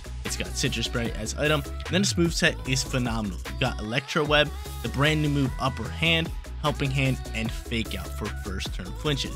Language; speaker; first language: English; native; English